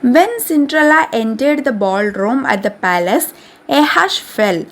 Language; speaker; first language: English; non-native, local second language; Malayalam